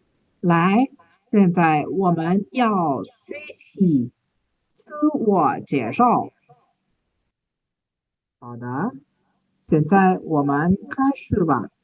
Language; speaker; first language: Chinese; non-native, learner; Indonesian